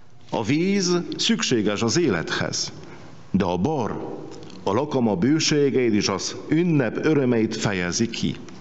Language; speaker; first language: Hungarian; non-native, fluent; Polish